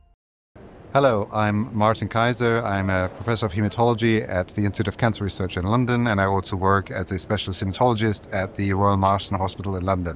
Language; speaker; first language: English; non-native, fluent; German